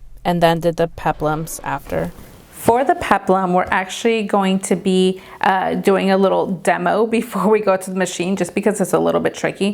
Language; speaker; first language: English; native; English